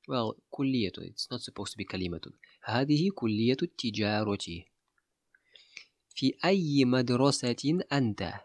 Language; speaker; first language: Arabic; non-native, fluent; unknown